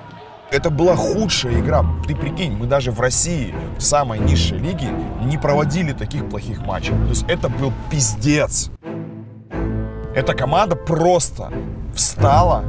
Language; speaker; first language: Russian; native; Russian